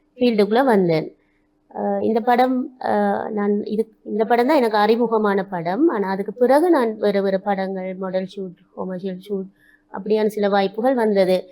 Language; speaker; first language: Tamil; native; Tamil